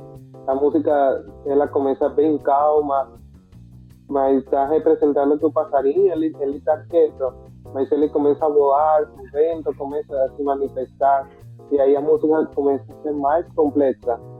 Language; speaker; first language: Portuguese; non-native, fluent; Spanish